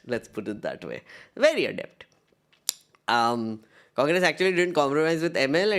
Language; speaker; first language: English; non-native, local second language; Hindi